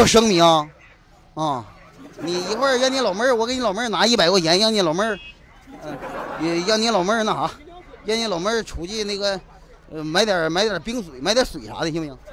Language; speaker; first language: Chinese; native; Chinese